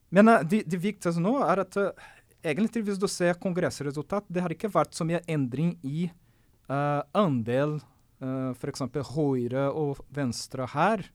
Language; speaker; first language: Norwegian; non-native, fluent; Portuguese